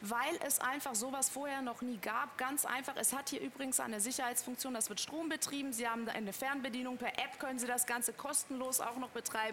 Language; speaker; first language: German; native; German